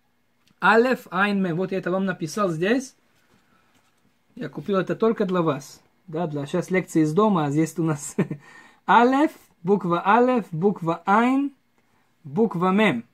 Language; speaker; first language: Russian; early bilingual, heritage; Hebrew